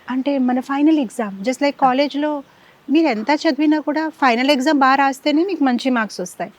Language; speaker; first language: Telugu; non-native, fluent; Gujarati